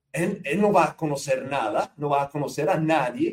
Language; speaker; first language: Spanish; non-native, fluent; English